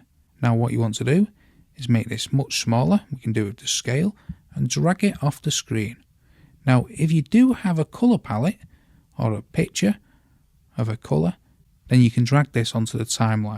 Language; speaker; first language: English; native; English